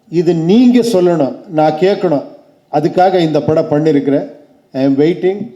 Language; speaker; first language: Tamil; non-native, learner; Kannada